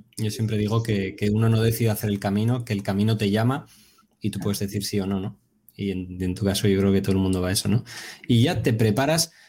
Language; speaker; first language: Spanish; native; Spanish